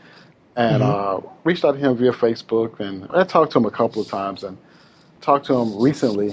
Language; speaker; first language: English; native; English